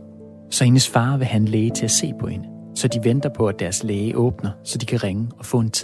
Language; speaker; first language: Danish; native; Danish